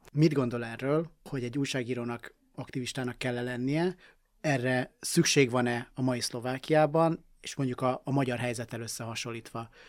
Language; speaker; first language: Hungarian; native; Hungarian